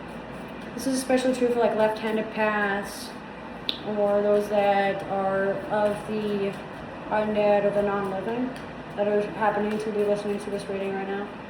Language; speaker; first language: English; native; English